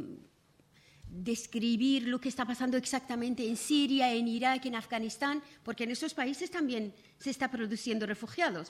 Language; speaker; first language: Spanish; non-native, fluent; Persian